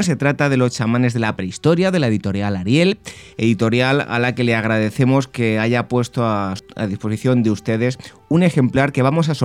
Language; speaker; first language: Spanish; native; Spanish